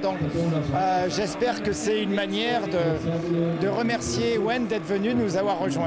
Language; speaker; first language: French; native; French